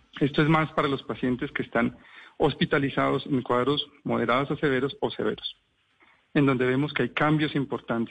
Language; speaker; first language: Spanish; native; Spanish